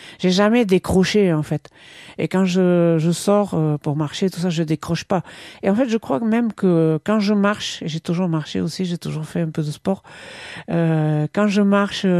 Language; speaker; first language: French; non-native, local second language; Basque